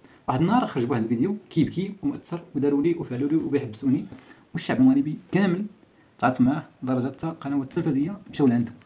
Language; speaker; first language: Arabic; native; Arabic